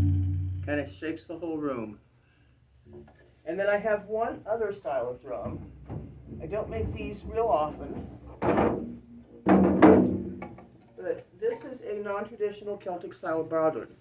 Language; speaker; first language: English; native; English